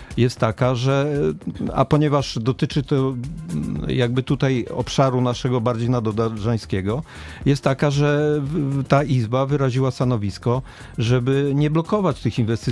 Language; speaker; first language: Polish; native; Polish